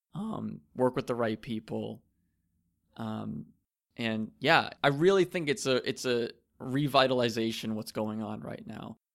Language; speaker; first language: English; native; English